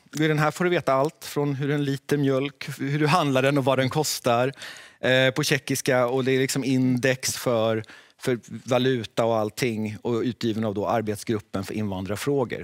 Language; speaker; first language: Swedish; early bilingual, other home language; Czech